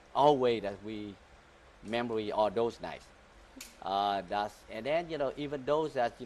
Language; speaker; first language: English; early bilingual, other home language; Vietnamese